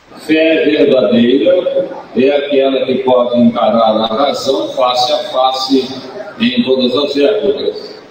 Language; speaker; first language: Portuguese; native; Portuguese